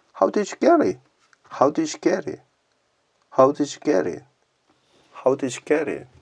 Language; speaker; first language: English; non-native, learner; Korean